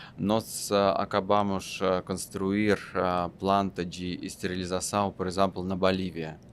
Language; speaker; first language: Portuguese; non-native, fluent; Russian